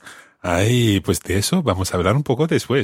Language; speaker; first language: Spanish; non-native, fluent; English